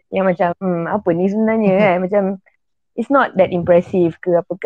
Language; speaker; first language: English; non-native, local second language; Malay